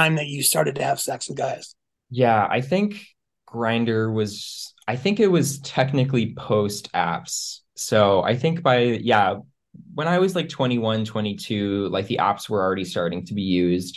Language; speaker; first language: English; native; English